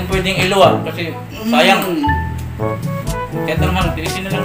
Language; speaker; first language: Filipino; non-native, local second language; Cebuano